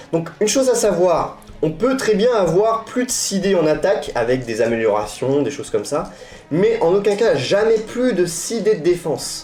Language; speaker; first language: French; native; French